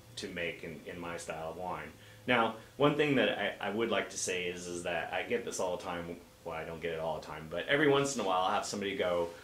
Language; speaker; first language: English; native; English